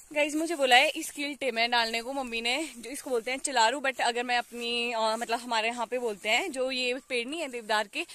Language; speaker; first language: Hindi; native; Hindi